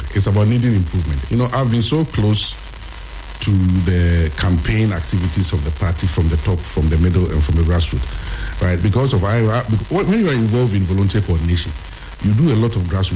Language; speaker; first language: English; non-native, local second language; Akan